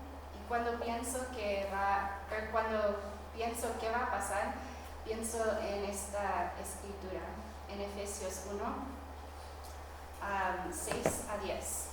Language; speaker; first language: Spanish; non-native, fluent; English